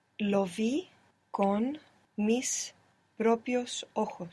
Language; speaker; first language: Spanish; non-native, learner; English